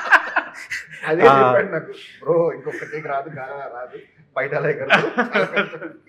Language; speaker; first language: Telugu; native; Telugu